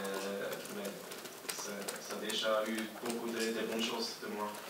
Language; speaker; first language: French; non-native, learner; German